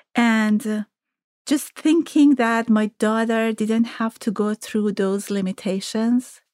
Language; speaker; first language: English; non-native, fluent; Persian